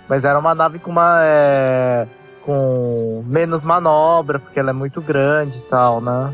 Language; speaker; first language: Portuguese; native; Portuguese